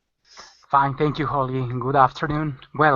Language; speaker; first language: English; non-native, learner; Spanish